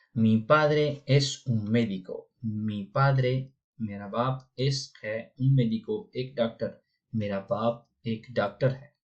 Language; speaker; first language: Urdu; non-native, local second language; Punjabi